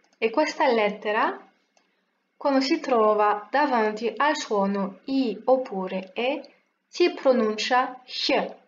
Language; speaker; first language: Italian; non-native, fluent; French